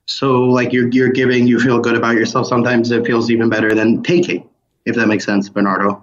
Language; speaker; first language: English; native; English